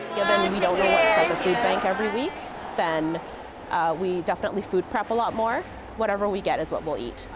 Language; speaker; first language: English; native; English